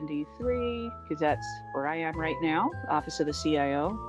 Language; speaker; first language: English; native; English